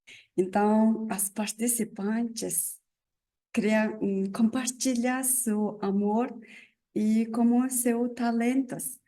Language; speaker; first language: Portuguese; non-native, learner; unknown